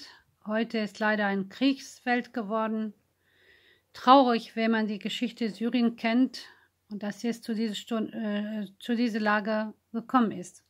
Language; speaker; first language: German; non-native, fluent; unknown